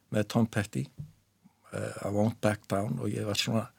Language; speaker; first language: Icelandic; native; Icelandic